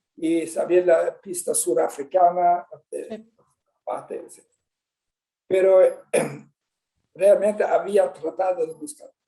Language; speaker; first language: Spanish; non-native, fluent; Swedish